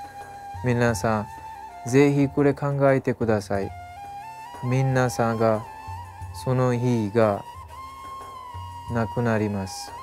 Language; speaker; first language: Japanese; non-native, learner; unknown